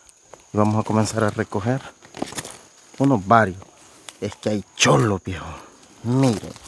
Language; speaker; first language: Spanish; native; Spanish